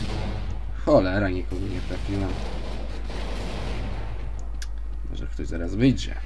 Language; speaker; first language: Polish; native; Polish